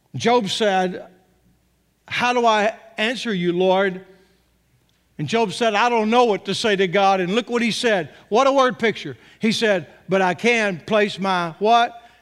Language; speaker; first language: English; native; English